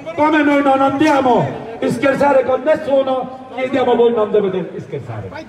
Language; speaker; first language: Italian; non-native, learner; Bangla